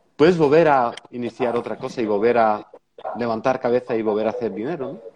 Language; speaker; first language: Spanish; non-native, fluent; Dutch